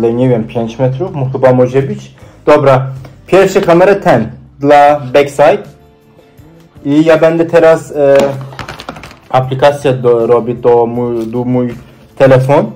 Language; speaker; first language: Polish; non-native, learner; Turkish